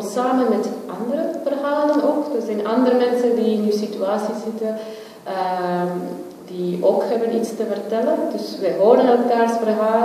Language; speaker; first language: Dutch; non-native, fluent; Spanish